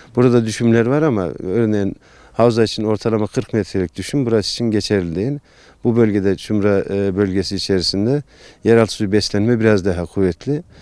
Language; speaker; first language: Turkish; native; Turkish